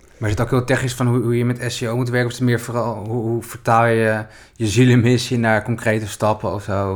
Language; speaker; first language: Dutch; native; Dutch